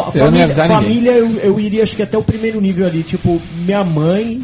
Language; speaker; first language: Portuguese; native; Portuguese